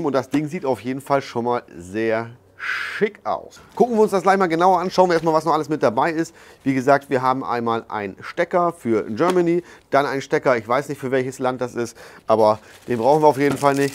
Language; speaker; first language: German; native; German